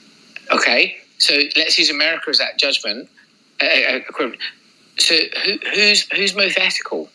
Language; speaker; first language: English; native; English